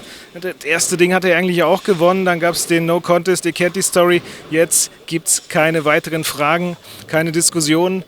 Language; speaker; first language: German; native; German